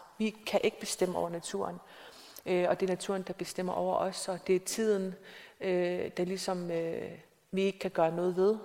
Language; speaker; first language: Danish; non-native, local second language; Kalaallisut